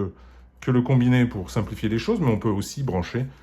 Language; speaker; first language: French; native; French